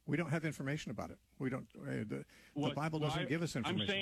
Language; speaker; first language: English; native; English